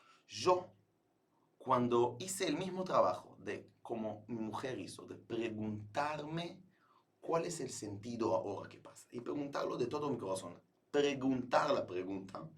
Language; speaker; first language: Spanish; non-native, fluent; Hebrew